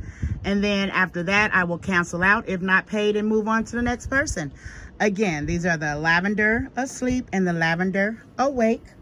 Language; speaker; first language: English; native; English